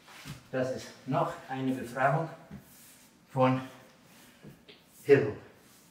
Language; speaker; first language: German; non-native, fluent; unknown